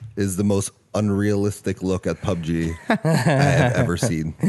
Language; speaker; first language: English; non-native, fluent; Norwegian